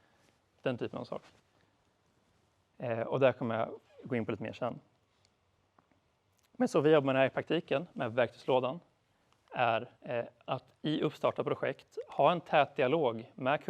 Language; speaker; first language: Swedish; native; Swedish